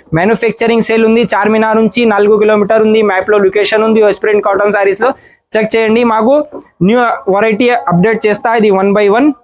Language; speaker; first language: Telugu; non-native, learner; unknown